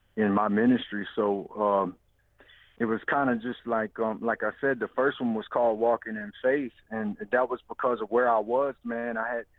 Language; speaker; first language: English; native; English